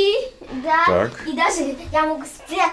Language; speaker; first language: Russian; early bilingual, heritage; Russian